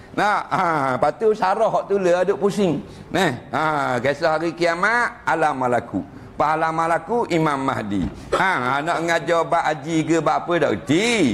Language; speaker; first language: Malay; native; Malay